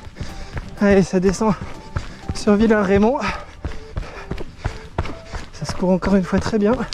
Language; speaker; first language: French; native; French